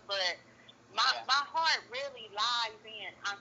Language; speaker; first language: English; native; English